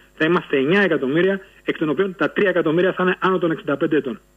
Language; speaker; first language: Greek; native; Greek